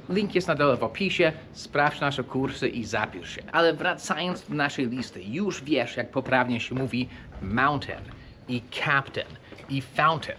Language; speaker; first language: Polish; non-native, fluent; English